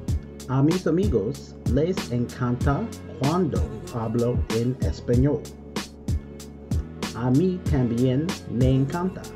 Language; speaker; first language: Spanish; non-native, learner; English